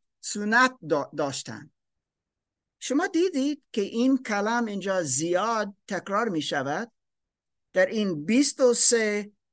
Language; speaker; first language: Persian; non-native, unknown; German